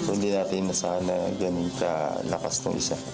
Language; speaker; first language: Filipino; native; Filipino